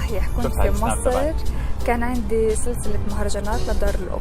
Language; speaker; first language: Arabic; native; Arabic